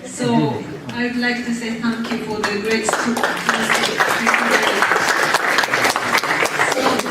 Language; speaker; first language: English; non-native, fluent; Japanese